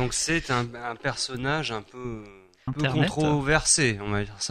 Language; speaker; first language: French; native; French